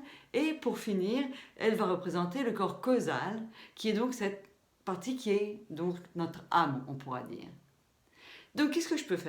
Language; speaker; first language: French; native; French